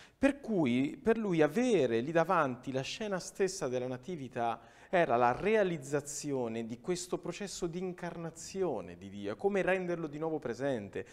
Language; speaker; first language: Italian; native; Italian